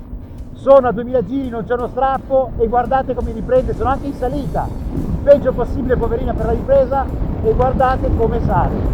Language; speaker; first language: Italian; native; Italian